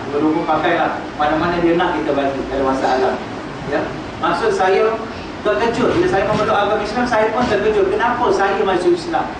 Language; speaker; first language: Malay; non-native, local second language; Tamil